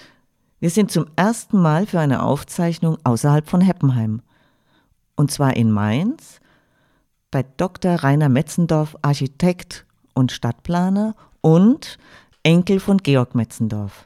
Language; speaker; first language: German; native; German